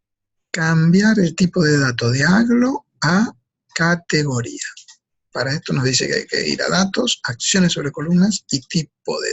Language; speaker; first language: Spanish; native; Spanish